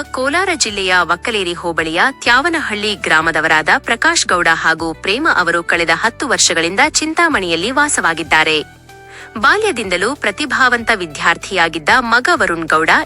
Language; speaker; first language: Kannada; native; Kannada